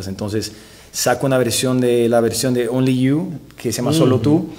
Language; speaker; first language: Spanish; native; Spanish